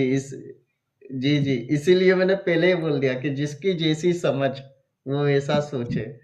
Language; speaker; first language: Hindi; native; Hindi